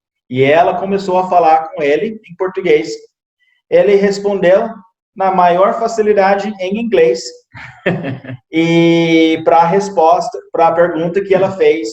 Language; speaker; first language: Portuguese; non-native, fluent; English